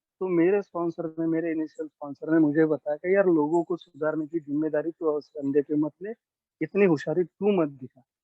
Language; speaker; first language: Hindi; non-native, local second language; Marathi